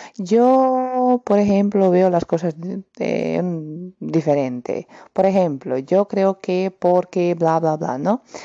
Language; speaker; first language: Spanish; non-native, fluent; Romanian